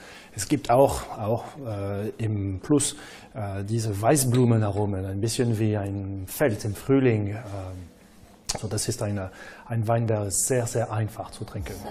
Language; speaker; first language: German; non-native, fluent; French